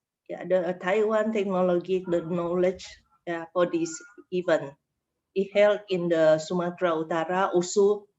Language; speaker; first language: English; non-native, learner; Indonesian